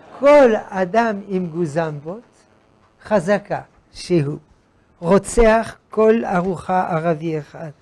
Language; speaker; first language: Hebrew; non-native, fluent; French